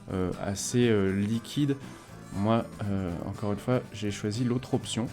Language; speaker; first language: French; native; French